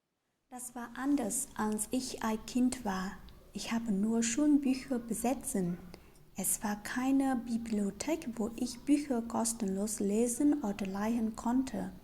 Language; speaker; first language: German; non-native, learner; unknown